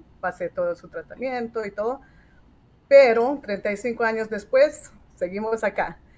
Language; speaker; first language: Spanish; native; Spanish